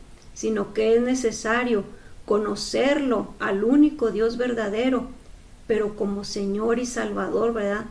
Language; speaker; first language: Spanish; native; Spanish